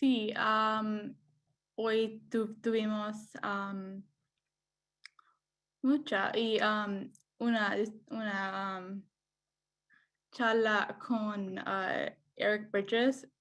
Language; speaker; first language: Spanish; non-native, learner; English